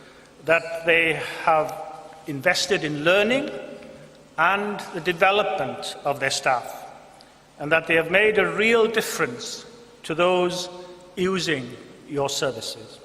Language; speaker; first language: English; non-native, local second language; Welsh